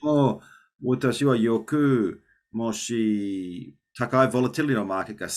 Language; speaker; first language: Japanese; non-native, learner; English